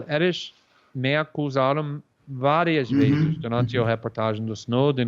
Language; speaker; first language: Portuguese; non-native, fluent; English